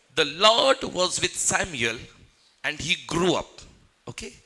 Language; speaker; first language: English; non-native, local second language; Marathi